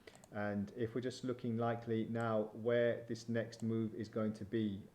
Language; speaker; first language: English; native; English